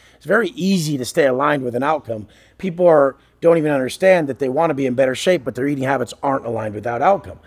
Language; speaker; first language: English; native; English